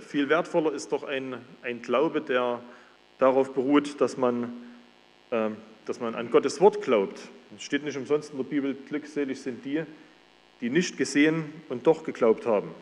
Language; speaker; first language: German; native; German